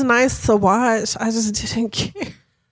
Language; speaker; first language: English; native; English